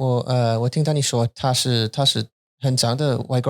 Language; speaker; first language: Chinese; non-native, learner; English